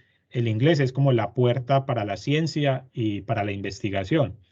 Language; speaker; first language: Spanish; native; Spanish